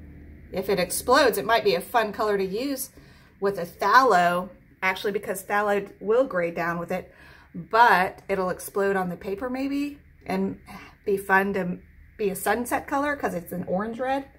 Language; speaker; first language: English; native; English